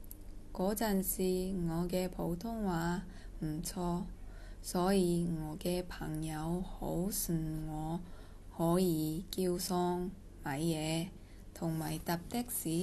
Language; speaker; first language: Cantonese; non-native, learner; Korean